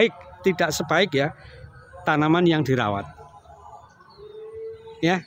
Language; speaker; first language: Indonesian; native; Indonesian